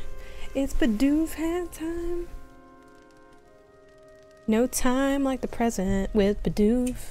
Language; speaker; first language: English; native; English